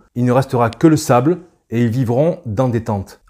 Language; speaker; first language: French; native; French